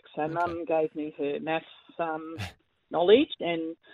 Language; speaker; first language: English; native; English